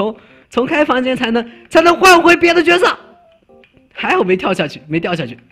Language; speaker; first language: Chinese; native; Chinese